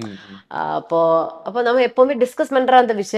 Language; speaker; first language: Tamil; non-native, learner; Malayalam